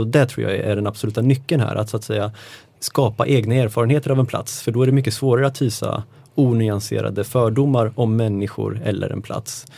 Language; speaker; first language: Swedish; native; Swedish